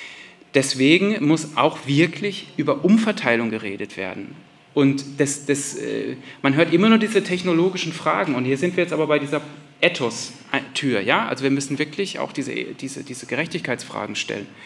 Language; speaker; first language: German; native; German